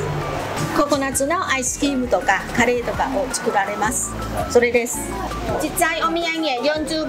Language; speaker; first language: Japanese; non-native, fluent; Thai